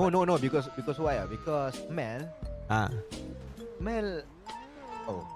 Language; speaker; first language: English; non-native, learner; Malay